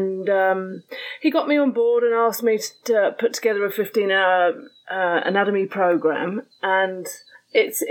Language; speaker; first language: English; native; English